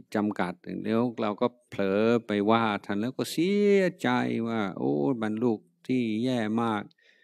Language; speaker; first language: Thai; non-native, fluent; English